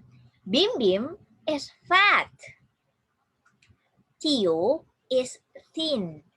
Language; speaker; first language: English; non-native, fluent; Indonesian